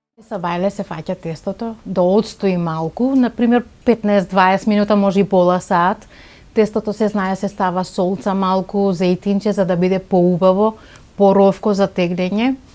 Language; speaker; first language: Macedonian; non-native, local second language; Romany